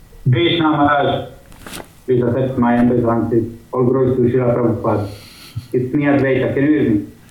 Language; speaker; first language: English; non-native, fluent; Italian